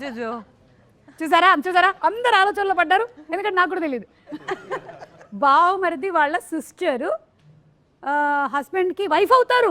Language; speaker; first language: Telugu; non-native, local second language; Malayalam